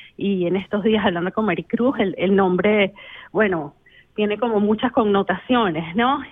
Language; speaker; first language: Spanish; native; Spanish